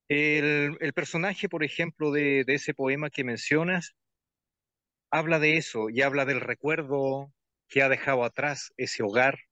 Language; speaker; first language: Spanish; native; Spanish